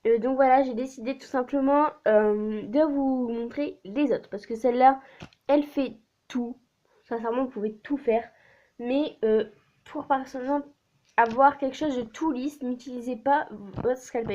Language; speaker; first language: French; native; French